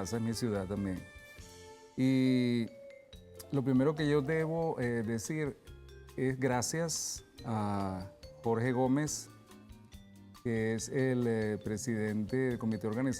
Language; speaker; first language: Spanish; native; Spanish